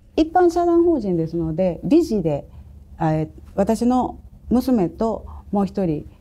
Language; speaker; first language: Japanese; native; Japanese